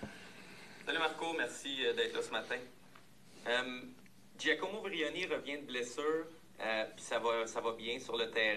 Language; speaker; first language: French; native; French